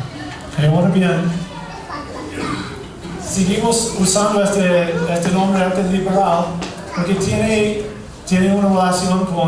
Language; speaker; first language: Spanish; non-native, fluent; English